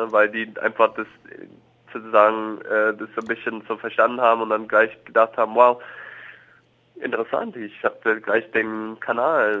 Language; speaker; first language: German; non-native, fluent; English